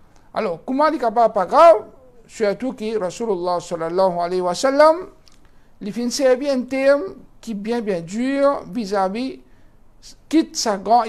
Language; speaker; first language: French; non-native, local second language; Morisyen